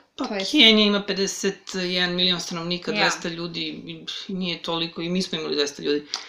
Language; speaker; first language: Serbian; native; Serbian